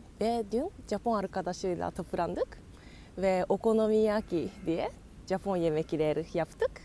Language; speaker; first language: Turkish; non-native, learner; Japanese